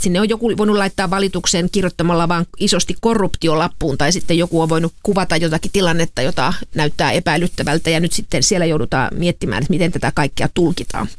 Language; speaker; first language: Finnish; native; Finnish